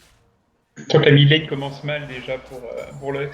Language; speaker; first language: French; native; French